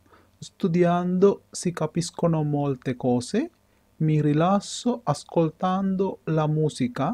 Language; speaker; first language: Italian; non-native, fluent; Sinhala